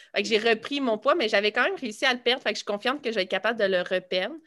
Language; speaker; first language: French; native; French